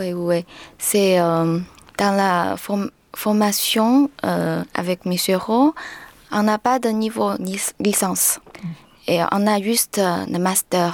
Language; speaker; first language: French; non-native, learner; Chinese